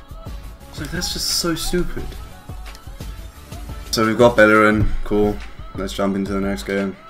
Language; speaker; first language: English; native; English